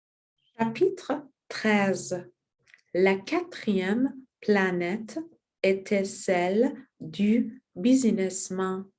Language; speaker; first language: French; non-native, learner; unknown